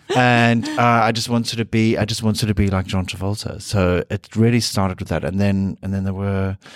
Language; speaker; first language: English; native; English